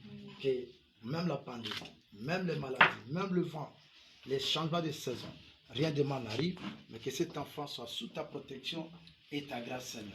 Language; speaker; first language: French; non-native, local second language; Lingala